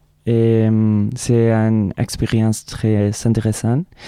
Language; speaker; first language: French; non-native, learner; Spanish